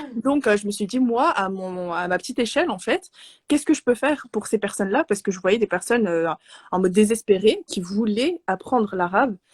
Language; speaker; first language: French; non-native, local second language; Arabic